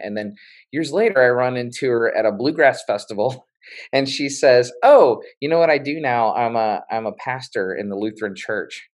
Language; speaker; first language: English; native; English